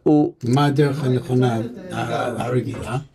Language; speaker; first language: Hebrew; non-native, fluent; English